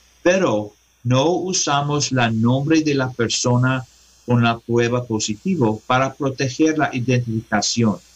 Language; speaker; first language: Spanish; non-native, learner; English